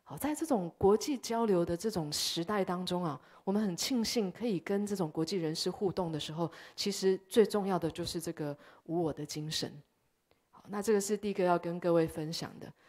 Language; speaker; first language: Chinese; early bilingual, heritage; Chinese